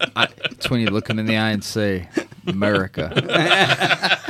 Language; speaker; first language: English; early bilingual, other home language; Romanian